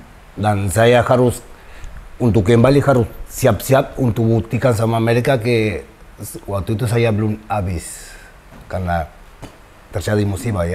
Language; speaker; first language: Indonesian; non-native, fluent; Spanish